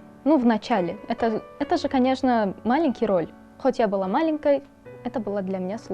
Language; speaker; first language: Russian; non-native, local second language; Tajik